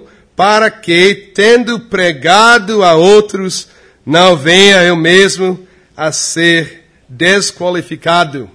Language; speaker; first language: Portuguese; non-native, fluent; English